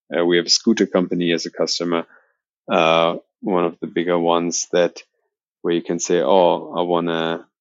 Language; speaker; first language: English; non-native, fluent; German